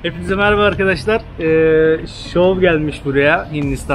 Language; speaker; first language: Turkish; native; Turkish